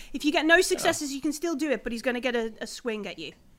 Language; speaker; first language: English; native; English